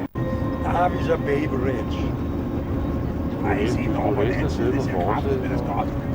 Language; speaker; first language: Danish; native; Danish